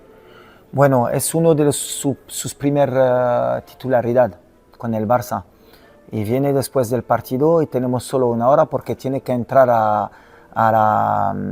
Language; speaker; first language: Spanish; non-native, fluent; French